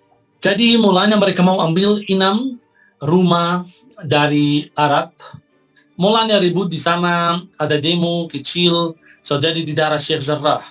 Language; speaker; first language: Indonesian; non-native, fluent; Arabic